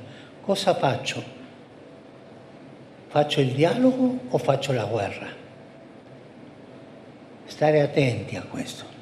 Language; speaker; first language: Italian; non-native, fluent; Spanish